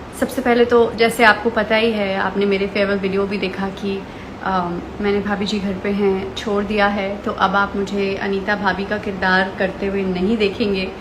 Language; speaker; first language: Hindi; native; Hindi